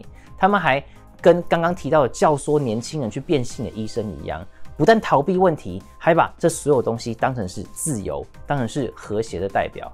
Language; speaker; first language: Chinese; native; Chinese